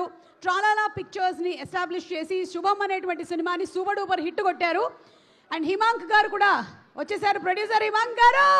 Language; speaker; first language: Telugu; native; Telugu